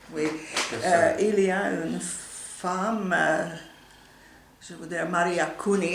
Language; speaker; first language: French; non-native, fluent; Hungarian